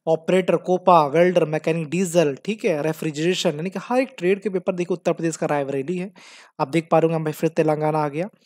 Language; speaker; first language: Hindi; native; Hindi